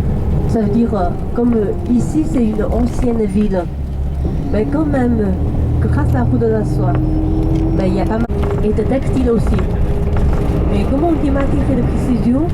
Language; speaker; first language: French; non-native, learner; Chinese